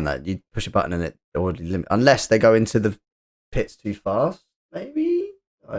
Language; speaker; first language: English; native; English